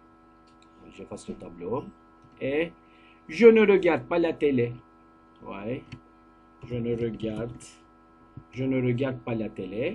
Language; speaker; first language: French; non-native, fluent; Turkish